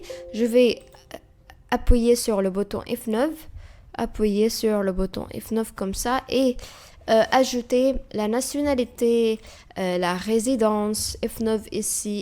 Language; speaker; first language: French; non-native, fluent; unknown